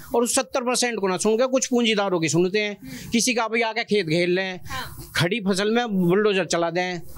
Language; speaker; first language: Hindi; native; Hindi